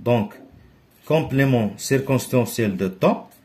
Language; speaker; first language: French; non-native, local second language; Arabic